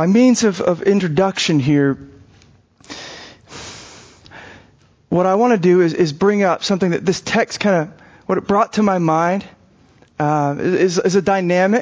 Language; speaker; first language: English; native; English